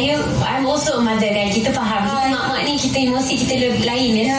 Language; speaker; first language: Indonesian; native; Indonesian